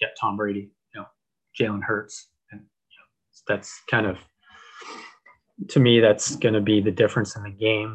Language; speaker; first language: English; native; English